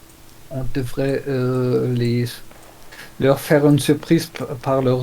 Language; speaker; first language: French; non-native, learner; German